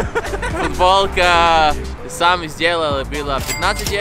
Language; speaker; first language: Russian; non-native, local second language; Latvian